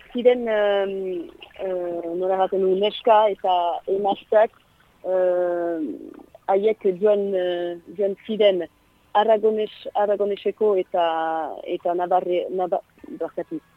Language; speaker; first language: Basque; non-native, local second language; French